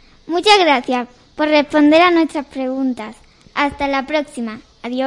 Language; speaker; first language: Spanish; native; Spanish